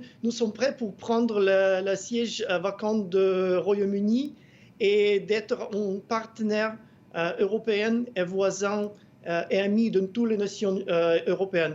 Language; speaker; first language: French; non-native, fluent; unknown